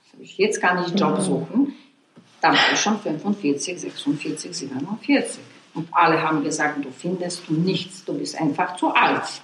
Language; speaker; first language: German; non-native, fluent; Polish